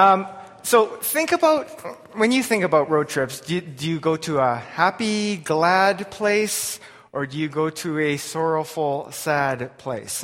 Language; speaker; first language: English; native; English